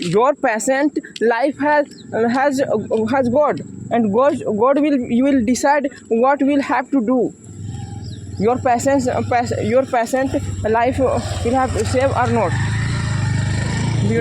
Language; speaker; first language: English; non-native, learner; Hindi